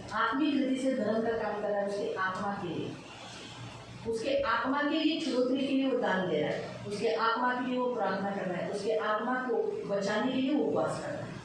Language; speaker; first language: Hindi; non-native, local second language; Marathi